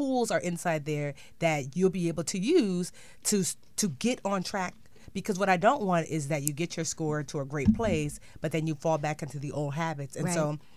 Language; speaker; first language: English; native; English